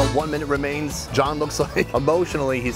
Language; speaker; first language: English; native; English